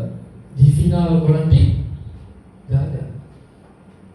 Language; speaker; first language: Indonesian; non-native, learner; French